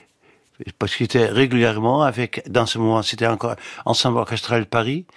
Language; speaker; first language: French; non-native, fluent; Dutch